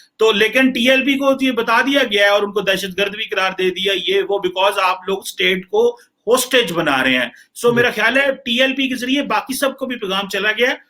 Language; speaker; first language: Hindi; non-native, local second language; Punjabi